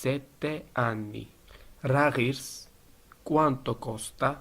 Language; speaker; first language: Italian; non-native, learner; Georgian